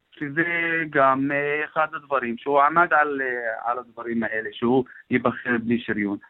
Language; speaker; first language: Hebrew; non-native, local second language; Arabic